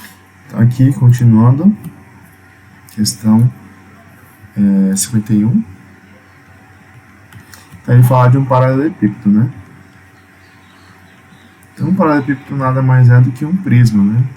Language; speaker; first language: Portuguese; native; Portuguese